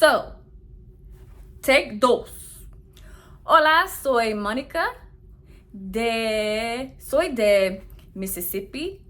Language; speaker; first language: Spanish; non-native, learner; English